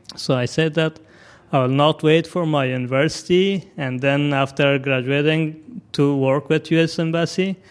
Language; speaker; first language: English; non-native, fluent; Persian